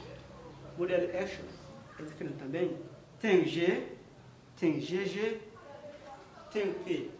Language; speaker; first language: Portuguese; non-native, learner; Haitian Creole